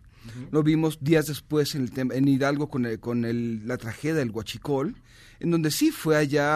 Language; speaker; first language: Spanish; native; Spanish